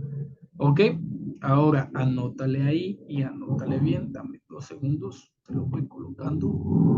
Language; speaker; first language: Spanish; native; Spanish